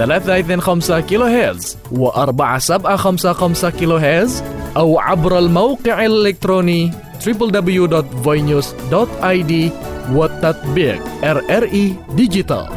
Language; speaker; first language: Arabic; non-native, fluent; Indonesian